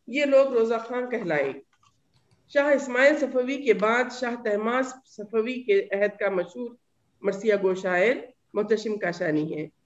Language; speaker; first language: Urdu; native; Urdu